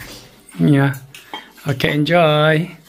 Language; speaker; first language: English; non-native, local second language; Filipino